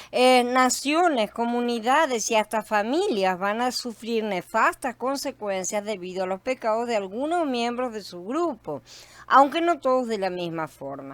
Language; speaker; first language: Spanish; native; Spanish